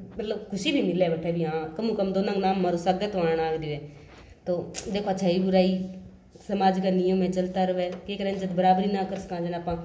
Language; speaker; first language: Hindi; native; Hindi